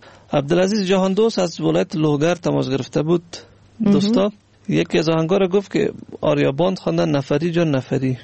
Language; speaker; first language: Persian; native; Persian